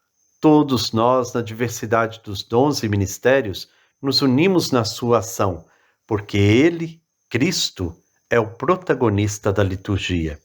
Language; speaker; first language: Portuguese; native; Portuguese